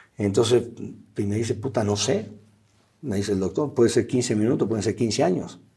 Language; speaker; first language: Spanish; native; Spanish